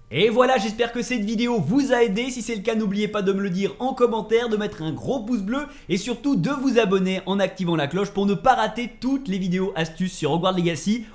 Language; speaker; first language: French; native; French